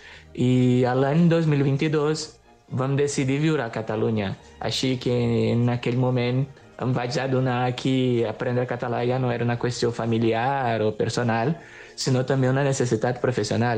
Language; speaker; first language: Catalan; non-native, fluent; Portuguese